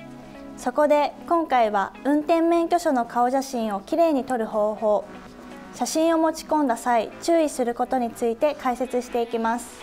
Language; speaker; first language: Japanese; native; Japanese